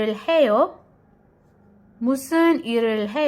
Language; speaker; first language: Korean; non-native, fluent; Filipino